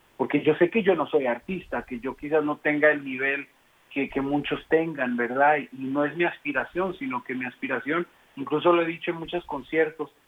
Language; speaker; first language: Spanish; early bilingual, heritage; Spanish